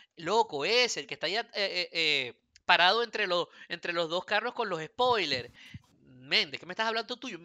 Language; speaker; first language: Spanish; native; Spanish